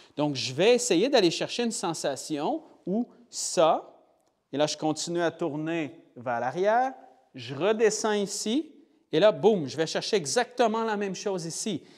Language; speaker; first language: French; native; French